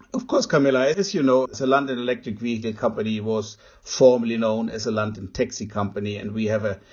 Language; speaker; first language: English; non-native, fluent; German